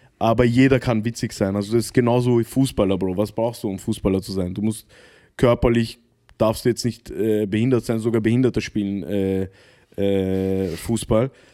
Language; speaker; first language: German; early bilingual, other home language; Arabic